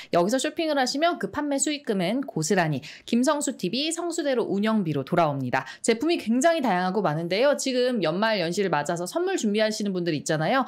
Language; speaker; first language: Korean; native; Korean